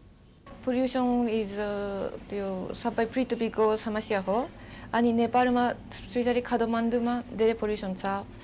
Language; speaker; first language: Nepali; non-native, learner; Japanese